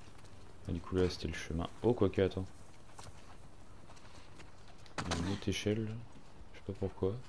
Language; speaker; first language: French; native; French